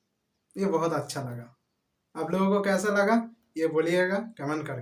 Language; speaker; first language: Hindi; non-native, local second language; Bangla